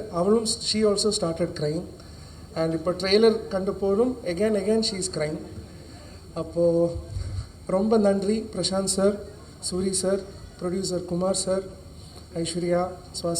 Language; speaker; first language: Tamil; non-native, learner; Malayalam